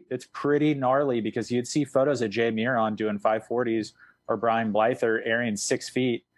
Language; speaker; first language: English; native; English